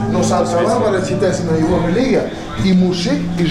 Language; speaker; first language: Russian; non-native, learner; Spanish